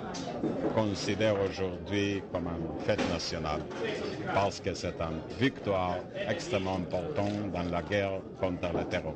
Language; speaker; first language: French; non-native, fluent; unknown